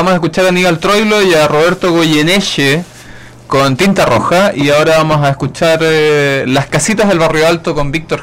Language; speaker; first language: Spanish; native; Spanish